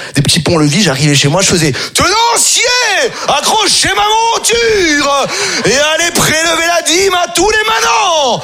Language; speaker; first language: French; native; French